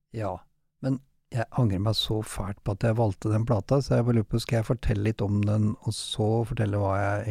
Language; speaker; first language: Norwegian; native; Norwegian